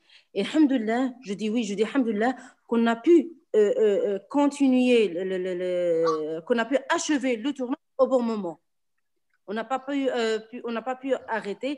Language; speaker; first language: French; non-native, local second language; Arabic